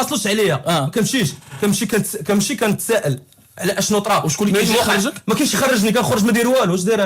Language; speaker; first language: Arabic; native; Arabic